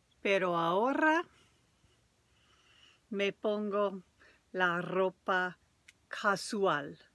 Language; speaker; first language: Spanish; non-native, fluent; English